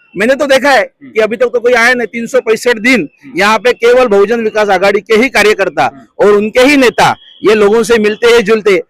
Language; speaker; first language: Hindi; non-native, local second language; Marathi